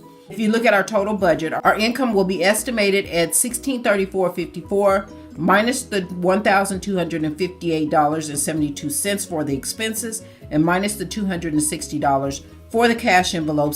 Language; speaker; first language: English; native; English